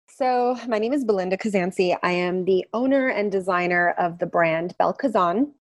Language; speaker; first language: English; early bilingual, other home language; Turkish